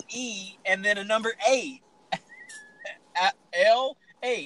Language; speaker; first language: English; native; English